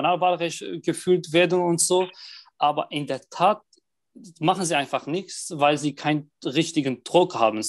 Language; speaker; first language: German; non-native, fluent; Arabic